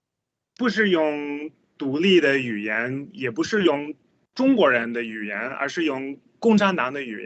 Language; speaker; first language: Chinese; non-native, fluent; English